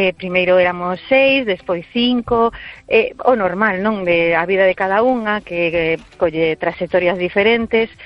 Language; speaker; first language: Galician; early bilingual, heritage; Galician